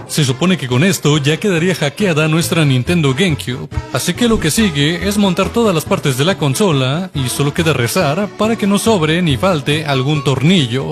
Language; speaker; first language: Spanish; native; Spanish